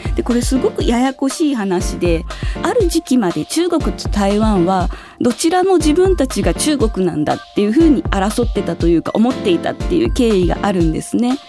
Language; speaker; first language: Japanese; early bilingual, other home language; Chinese